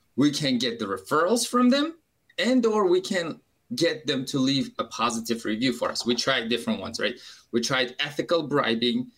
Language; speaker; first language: English; non-native, fluent; Uzbek